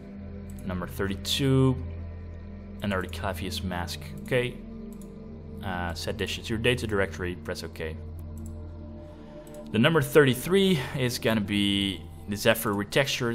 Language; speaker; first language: English; non-native, fluent; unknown